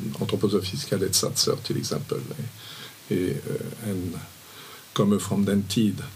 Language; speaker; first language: Swedish; non-native, fluent; French